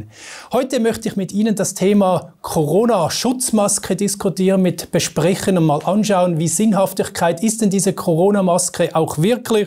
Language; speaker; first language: German; native; German